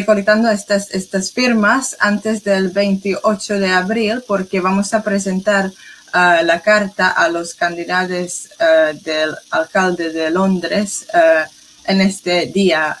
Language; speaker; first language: Spanish; non-native, fluent; English